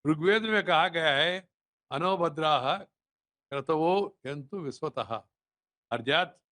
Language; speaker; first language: Hindi; non-native, local second language; Telugu